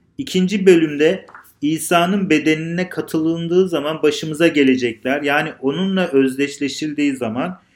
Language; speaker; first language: Turkish; native; Turkish